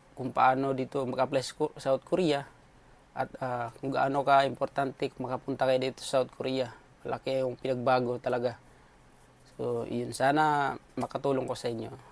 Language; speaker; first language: Filipino; non-native, local second language; Cebuano